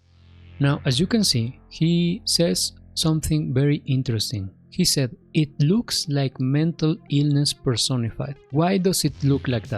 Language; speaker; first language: English; non-native, fluent; Spanish